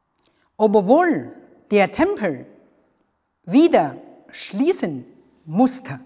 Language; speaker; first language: German; non-native, learner; Chinese